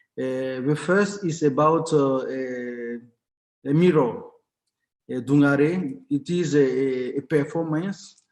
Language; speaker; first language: English; non-native, learner; Bambara